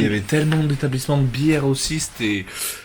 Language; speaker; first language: French; native; French